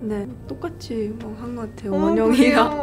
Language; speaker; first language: Korean; early bilingual, heritage; Korean